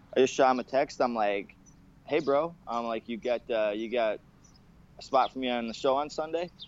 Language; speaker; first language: English; native; English